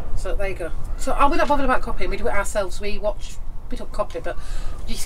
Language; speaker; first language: English; native; English